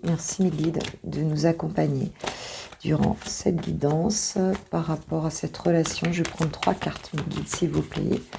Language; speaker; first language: French; native; French